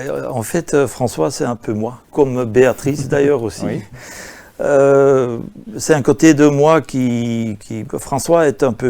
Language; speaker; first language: French; non-native, local second language; Dutch